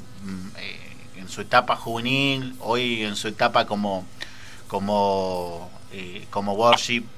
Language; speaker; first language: Spanish; native; Spanish